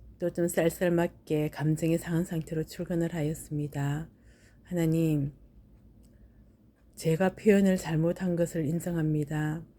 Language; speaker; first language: Korean; native; Korean